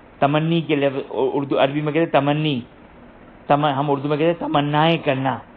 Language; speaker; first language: Urdu; native; Urdu